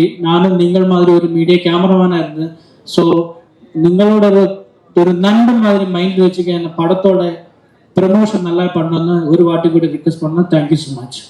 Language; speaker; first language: Tamil; non-native, learner; Malayalam